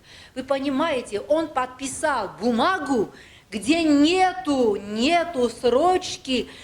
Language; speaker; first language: Russian; non-native, local second language; Armenian